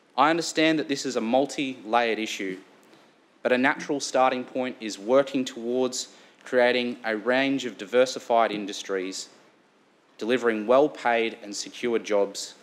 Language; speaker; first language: English; native; English